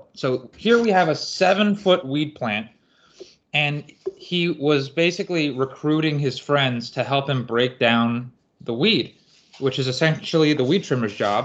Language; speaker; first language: English; native; English